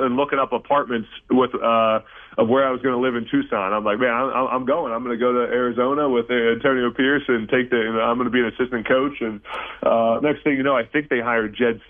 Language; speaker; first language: English; native; English